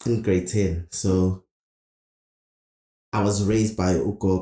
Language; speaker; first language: English; non-native, local second language; Zulu